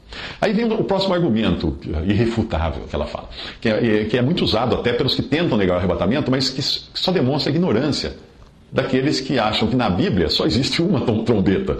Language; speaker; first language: Portuguese; native; Portuguese